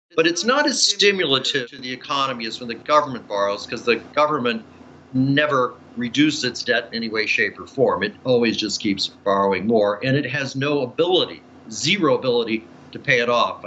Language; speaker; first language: English; native; English